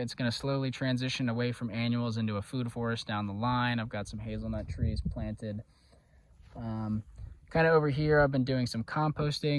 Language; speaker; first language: English; native; English